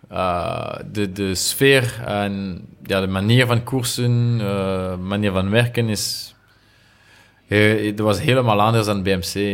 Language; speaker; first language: Dutch; non-native, local second language; French